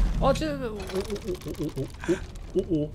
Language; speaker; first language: Korean; non-native, learner; German